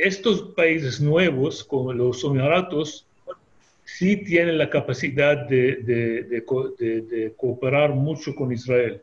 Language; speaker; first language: Spanish; non-native, fluent; Hebrew